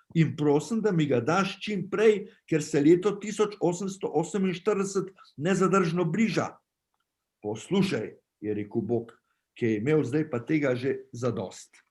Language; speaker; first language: Slovenian; native; Slovenian